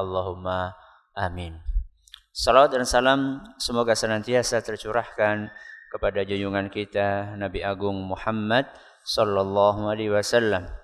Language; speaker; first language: Indonesian; non-native, local second language; Javanese